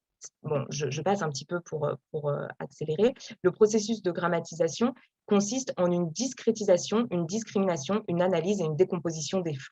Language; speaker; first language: French; native; French